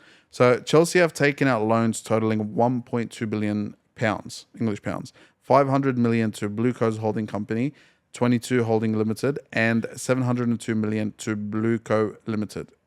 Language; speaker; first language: English; native; English